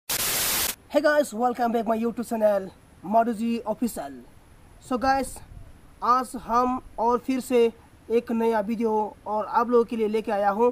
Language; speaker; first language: Hindi; non-native, local second language; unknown